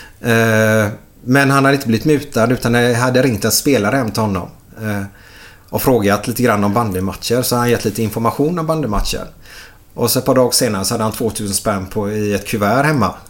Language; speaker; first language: Swedish; native; Swedish